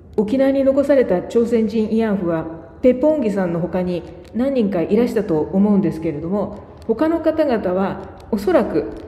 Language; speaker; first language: Japanese; native; Japanese